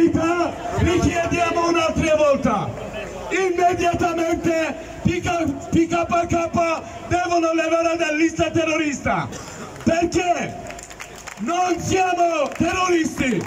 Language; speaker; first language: Italian; non-native, learner; Kurdish